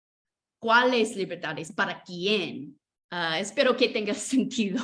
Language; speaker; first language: Spanish; non-native, fluent; English